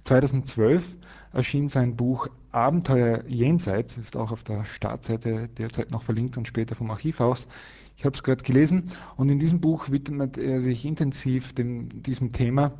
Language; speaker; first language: German; native; German